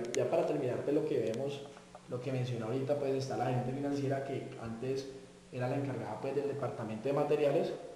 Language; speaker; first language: Spanish; native; Spanish